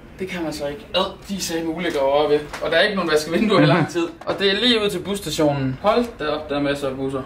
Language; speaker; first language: Danish; native; Danish